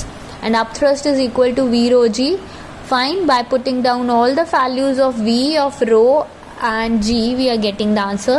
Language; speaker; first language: English; non-native, local second language; Hindi